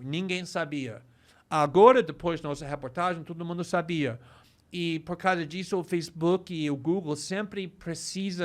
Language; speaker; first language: Portuguese; non-native, fluent; English